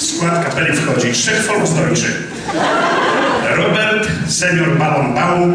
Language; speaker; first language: Polish; native; Polish